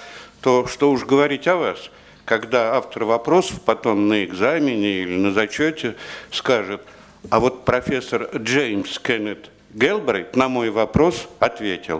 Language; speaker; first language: Russian; native; Russian